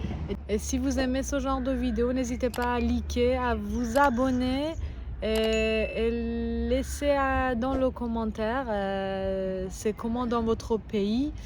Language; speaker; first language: French; non-native, fluent; Persian